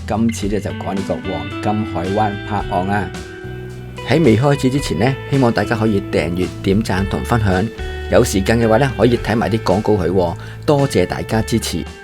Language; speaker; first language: Cantonese; native; Cantonese